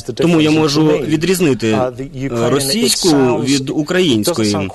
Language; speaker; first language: Ukrainian; non-native, fluent; English